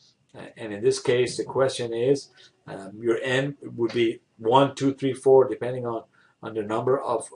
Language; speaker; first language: English; non-native, fluent; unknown